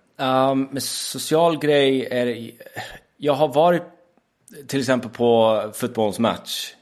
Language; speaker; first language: Swedish; non-native, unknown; English